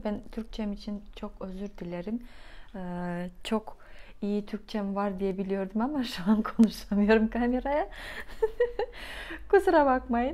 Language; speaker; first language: Turkish; non-native, fluent; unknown